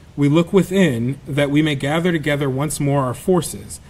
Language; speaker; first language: English; native; English